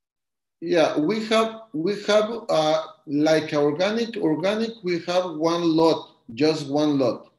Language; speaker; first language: English; non-native, learner; Spanish